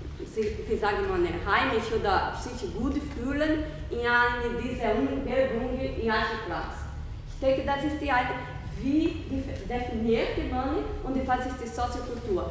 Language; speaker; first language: German; non-native, learner; Portuguese